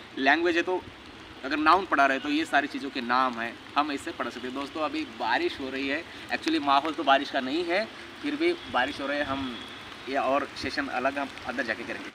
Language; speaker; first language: Hindi; non-native, local second language; Marathi